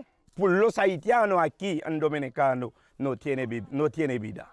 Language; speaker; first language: Spanish; non-native, learner; Haitian Creole